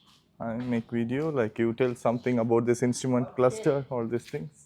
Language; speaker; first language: English; non-native, learner; Tamil